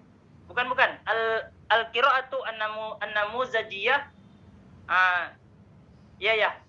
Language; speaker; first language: Arabic; non-native, learner; Indonesian